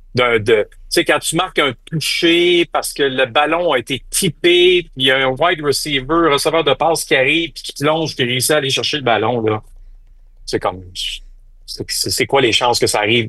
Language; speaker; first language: French; native; French